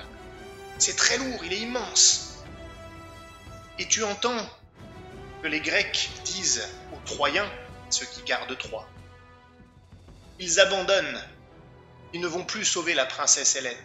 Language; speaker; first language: French; native; French